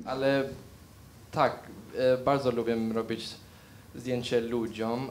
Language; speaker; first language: Polish; early bilingual, heritage; Polish